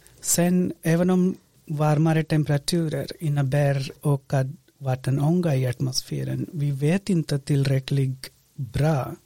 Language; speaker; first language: Swedish; non-native, fluent; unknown